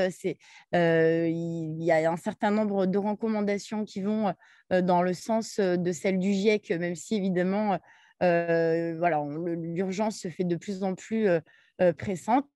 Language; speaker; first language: French; early bilingual, other home language; Arabic